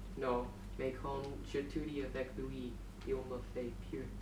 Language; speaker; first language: French; non-native, learner; English